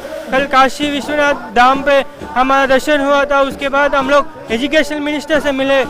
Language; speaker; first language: Hindi; non-native, local second language; Tamil